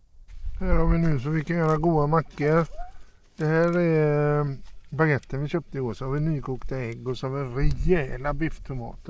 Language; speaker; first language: Swedish; native; Swedish